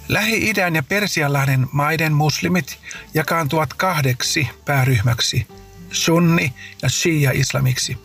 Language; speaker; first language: Finnish; native; Finnish